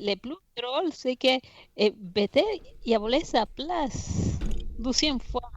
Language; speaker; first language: French; non-native, fluent; Spanish